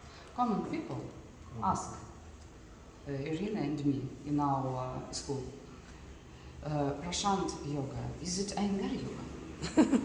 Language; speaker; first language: English; non-native, learner; Russian